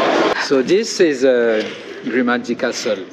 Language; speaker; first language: English; non-native, fluent; French